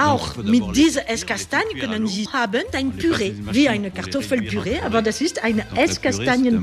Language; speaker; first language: German; non-native, learner; French